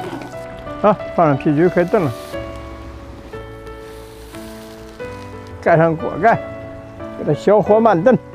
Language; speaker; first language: Chinese; native; Chinese